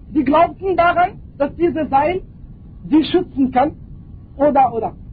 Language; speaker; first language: German; non-native, fluent; Arabic